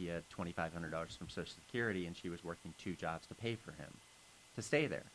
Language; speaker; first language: English; native; English